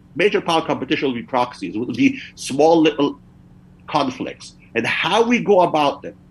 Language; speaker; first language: English; early bilingual, other home language; Persian